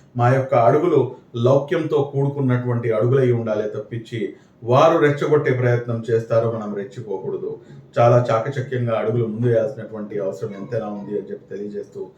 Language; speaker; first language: Telugu; non-native, local second language; Urdu